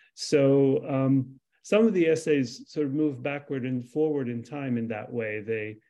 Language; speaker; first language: English; early bilingual, other home language; Arabic